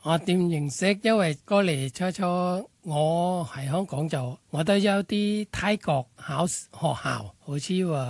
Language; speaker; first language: Cantonese; non-native, fluent; Thai